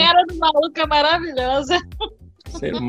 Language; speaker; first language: Portuguese; native; Portuguese